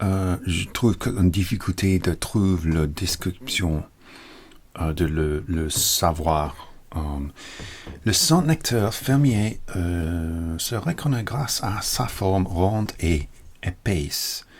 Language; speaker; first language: French; non-native, learner; English